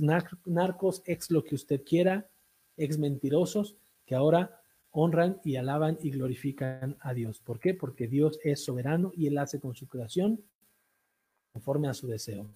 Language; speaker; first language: Spanish; native; Spanish